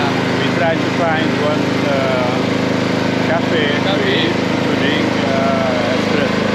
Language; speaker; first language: English; non-native, learner; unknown